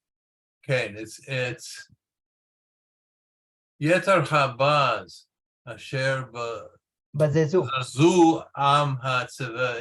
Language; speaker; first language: Hebrew; non-native, learner; English